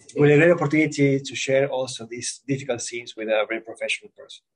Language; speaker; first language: English; non-native, fluent; Spanish